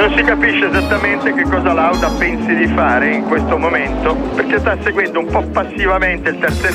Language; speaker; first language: Italian; native; Italian